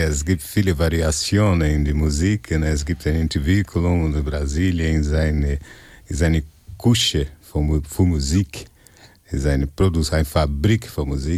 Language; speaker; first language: German; non-native, fluent; Portuguese